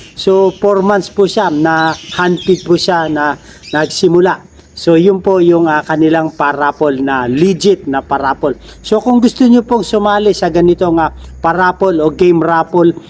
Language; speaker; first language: Filipino; non-native, local second language; Bikol